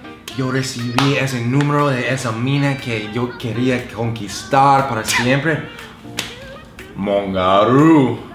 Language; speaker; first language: Spanish; non-native, fluent; English